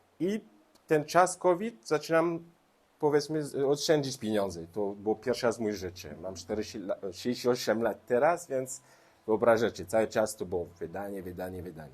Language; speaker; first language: Polish; non-native, learner; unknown